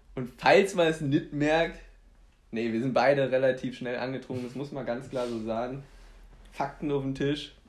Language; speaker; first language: German; early bilingual, other home language; Polish